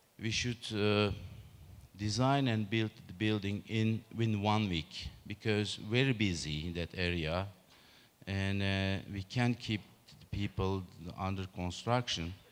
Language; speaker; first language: English; non-native, learner; Turkish